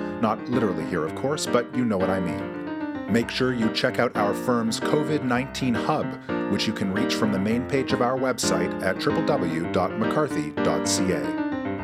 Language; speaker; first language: English; native; English